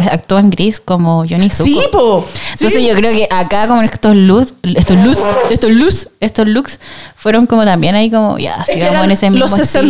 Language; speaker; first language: Spanish; native; Spanish